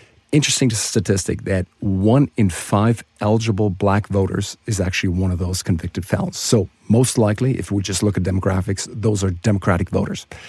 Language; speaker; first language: English; non-native, fluent; German